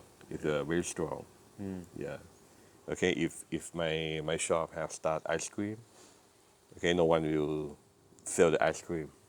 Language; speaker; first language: English; non-native, learner; Thai